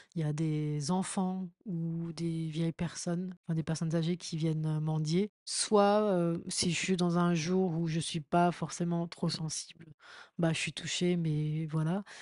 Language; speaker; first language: French; native; French